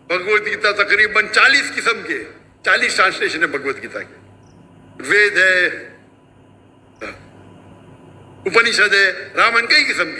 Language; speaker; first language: Hindi; non-native, local second language; Konkani